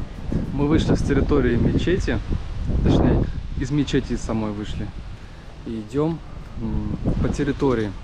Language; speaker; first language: Russian; native; Russian